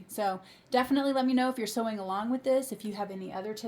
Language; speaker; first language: English; native; English